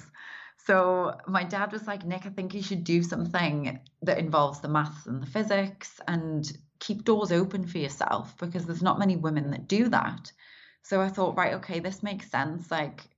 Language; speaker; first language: English; native; English